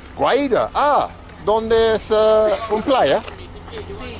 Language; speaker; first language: Spanish; non-native, learner; English